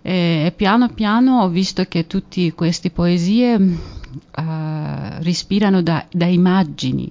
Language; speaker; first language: Italian; non-native, fluent; Persian